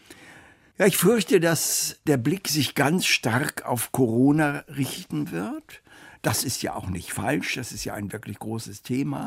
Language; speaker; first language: German; native; German